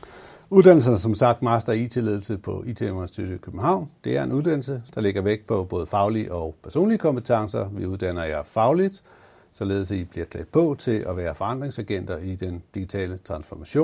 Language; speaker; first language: Danish; native; Danish